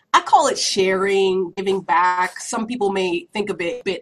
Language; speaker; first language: English; native; English